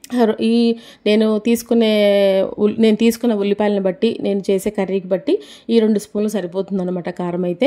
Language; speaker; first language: Telugu; native; Telugu